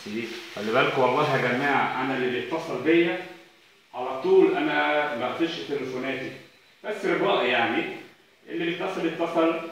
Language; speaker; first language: Arabic; native; Arabic